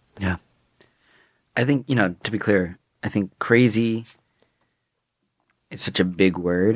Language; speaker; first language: English; native; English